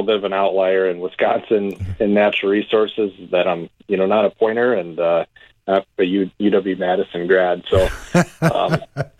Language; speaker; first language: English; native; English